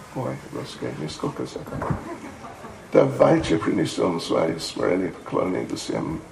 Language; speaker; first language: Russian; non-native, learner; English